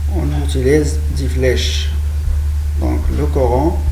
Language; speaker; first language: French; non-native, local second language; Arabic